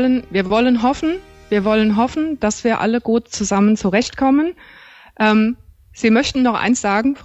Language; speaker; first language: German; native; German